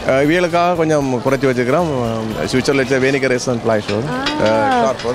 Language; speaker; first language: German; non-native, learner; Tamil